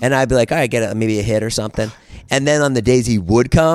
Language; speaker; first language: English; native; English